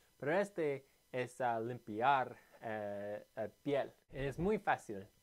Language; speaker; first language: Spanish; non-native, learner; English